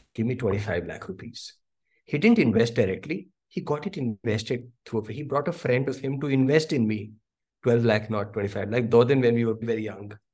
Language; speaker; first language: English; non-native, local second language; Hindi